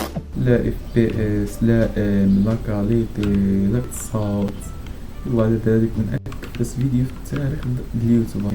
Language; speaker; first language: Arabic; native; Arabic